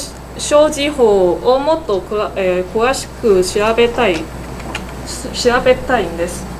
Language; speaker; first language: Japanese; non-native, learner; Cantonese